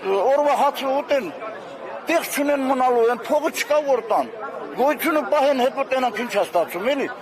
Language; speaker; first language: Armenian; native; Armenian